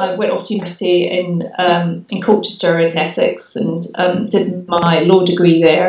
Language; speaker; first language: English; native; English